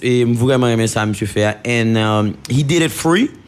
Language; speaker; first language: English; early bilingual, other home language; Haitian Creole